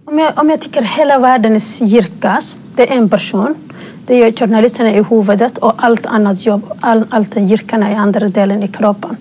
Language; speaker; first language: Swedish; non-native, fluent; Somali